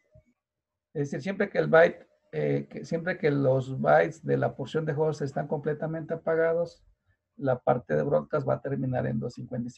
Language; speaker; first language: Spanish; native; Spanish